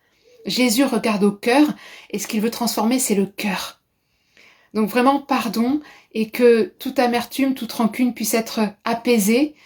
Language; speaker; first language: French; native; French